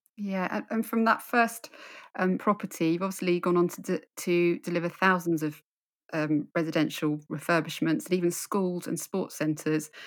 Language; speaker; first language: English; native; English